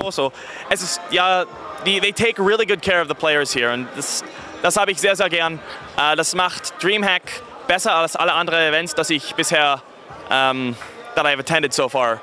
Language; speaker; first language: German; non-native, fluent; English